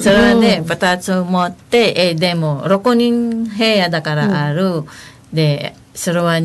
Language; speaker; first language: Japanese; non-native, learner; Filipino